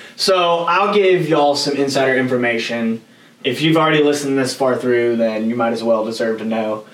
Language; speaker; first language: English; native; English